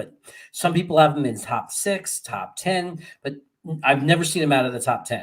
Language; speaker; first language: English; native; English